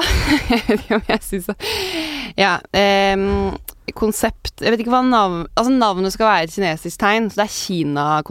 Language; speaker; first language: Norwegian; native; Norwegian